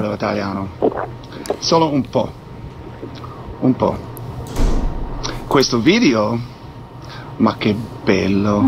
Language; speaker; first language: Italian; non-native, learner; English